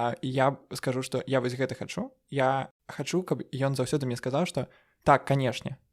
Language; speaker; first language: Belarusian; non-native, local second language; Russian